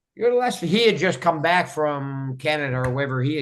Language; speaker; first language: English; native; English